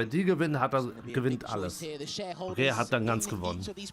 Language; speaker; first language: German; early bilingual, heritage; German